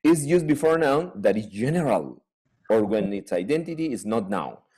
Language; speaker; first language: English; non-native, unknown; Spanish